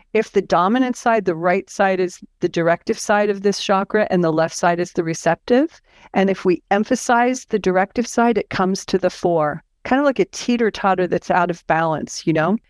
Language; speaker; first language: English; native; English